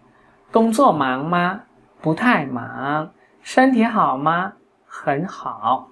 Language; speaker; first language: Chinese; non-native, fluent; Vietnamese